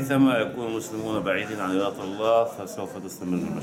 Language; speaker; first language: Arabic; native; Arabic